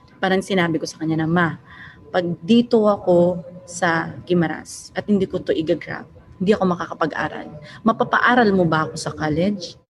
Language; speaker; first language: Filipino; non-native, local second language; Hiligaynon